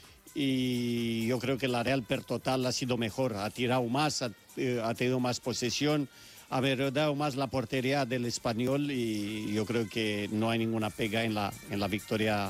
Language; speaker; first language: Spanish; native; Spanish